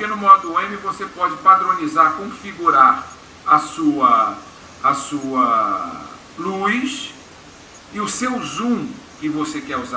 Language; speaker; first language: Portuguese; native; Portuguese